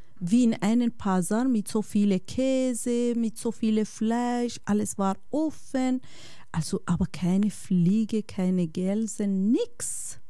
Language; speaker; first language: German; non-native, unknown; Bosnian